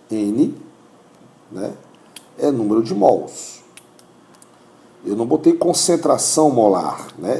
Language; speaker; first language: Portuguese; native; Portuguese